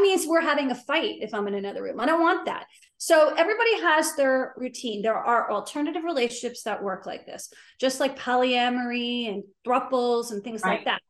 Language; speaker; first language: English; native; English